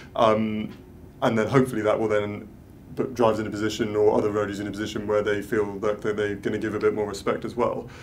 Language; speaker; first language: English; native; English